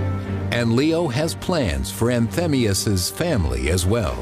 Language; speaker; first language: English; native; English